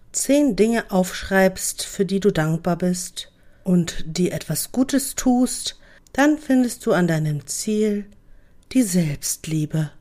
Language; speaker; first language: German; native; German